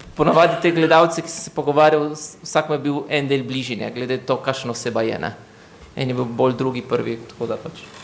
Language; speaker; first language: Slovenian; native; Slovenian